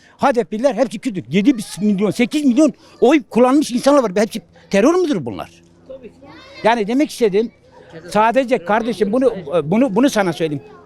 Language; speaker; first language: Turkish; non-native, local second language; Kurdish